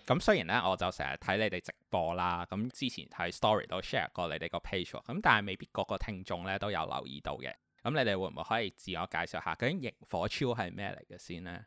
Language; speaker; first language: Cantonese; native; Cantonese